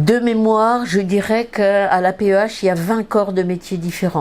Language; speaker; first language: French; native; French